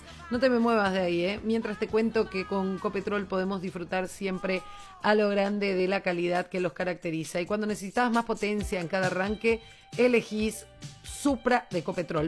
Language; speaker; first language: Spanish; native; Spanish